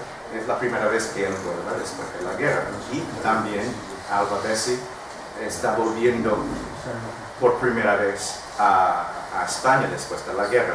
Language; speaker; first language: Spanish; non-native, fluent; English